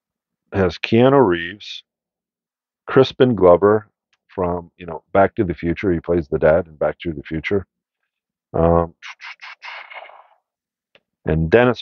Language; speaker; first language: English; native; English